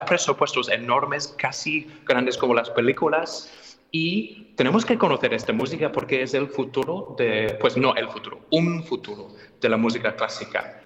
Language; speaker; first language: Spanish; non-native, fluent; English